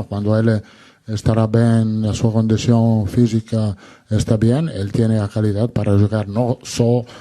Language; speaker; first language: Spanish; non-native, fluent; Italian